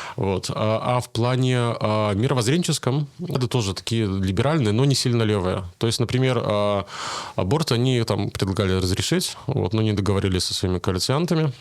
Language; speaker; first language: Russian; native; Russian